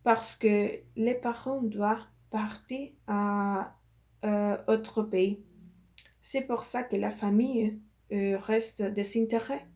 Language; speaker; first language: French; non-native, learner; Spanish